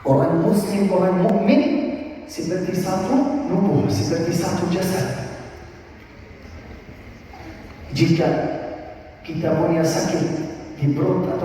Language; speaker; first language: Indonesian; non-native, fluent; Arabic